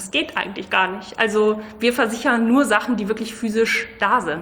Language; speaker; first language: German; native; German